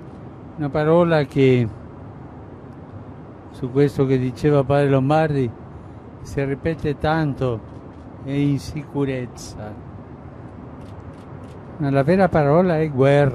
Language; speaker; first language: Italian; non-native, fluent; Spanish